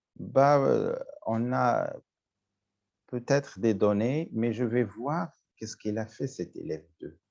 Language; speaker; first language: French; non-native, local second language; Arabic